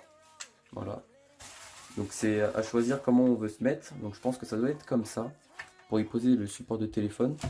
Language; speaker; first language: French; native; French